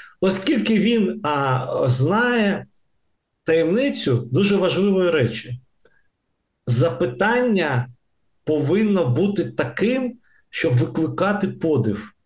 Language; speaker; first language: Ukrainian; non-native, local second language; Russian